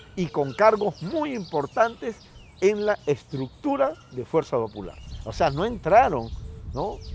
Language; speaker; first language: Spanish; non-native, local second language; Quechua